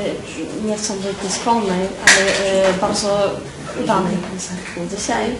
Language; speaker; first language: Polish; non-native, fluent; Russian